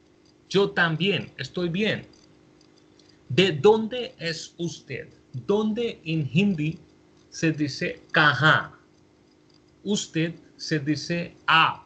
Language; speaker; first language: Spanish; non-native, fluent; Hindi